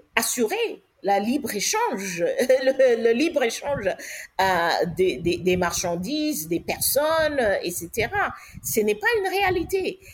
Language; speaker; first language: French; non-native, local second language; English